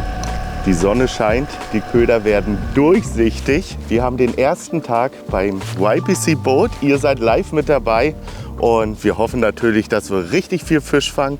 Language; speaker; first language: German; native; German